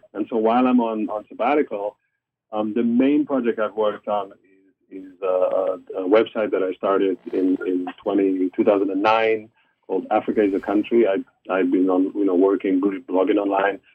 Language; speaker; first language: English; non-native, local second language; Afrikaans